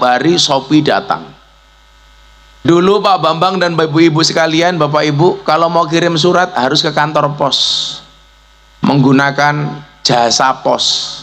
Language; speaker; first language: Indonesian; non-native, local second language; Javanese